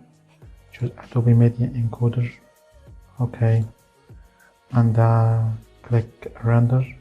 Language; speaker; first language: English; non-native, fluent; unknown